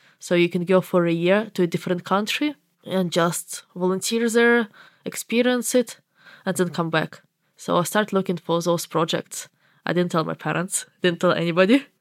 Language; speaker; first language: English; non-native, fluent; Russian